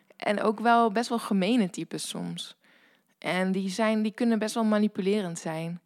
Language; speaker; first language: Dutch; native; Dutch